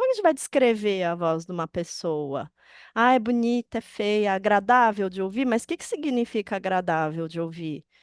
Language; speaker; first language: Portuguese; native; Portuguese